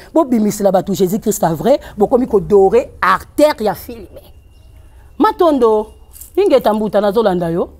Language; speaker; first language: Lingala; non-native, local second language; Kongo